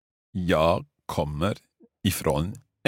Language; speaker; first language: Swedish; non-native, learner; English